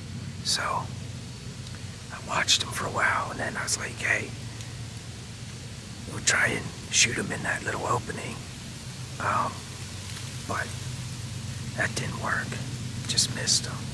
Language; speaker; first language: English; native; English